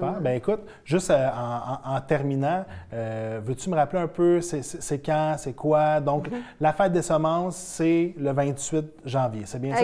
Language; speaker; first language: French; native; French